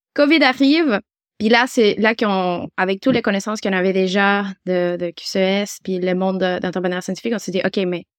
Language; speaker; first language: French; non-native, fluent; Spanish